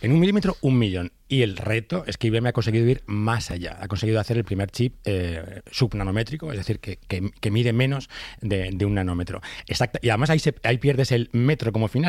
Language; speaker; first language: Spanish; native; Spanish